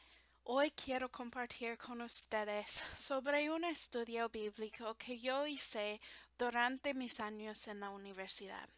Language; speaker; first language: Spanish; non-native, fluent; English